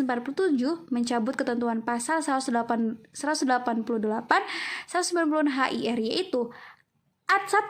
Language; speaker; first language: Indonesian; native; Indonesian